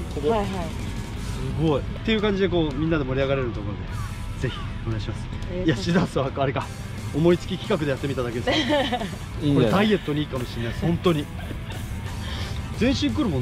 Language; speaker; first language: Japanese; native; Japanese